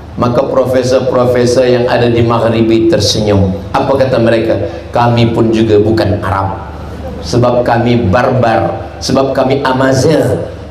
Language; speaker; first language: Malay; native; Malay